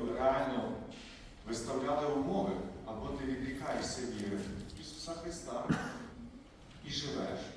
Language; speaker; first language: Ukrainian; native; Ukrainian